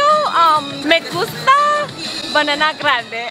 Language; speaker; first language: Spanish; non-native, learner; English